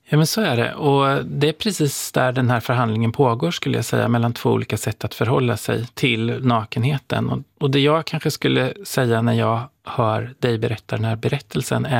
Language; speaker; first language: Swedish; native; Swedish